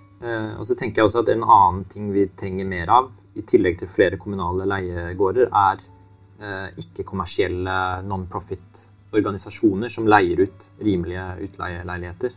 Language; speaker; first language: Norwegian; native; Norwegian